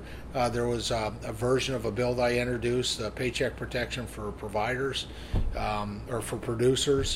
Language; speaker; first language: English; native; English